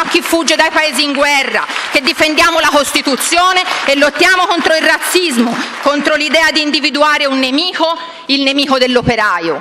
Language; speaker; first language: Italian; native; Italian